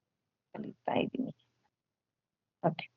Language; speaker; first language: Kannada; non-native, learner; Tamil